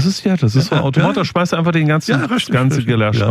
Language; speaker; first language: German; native; German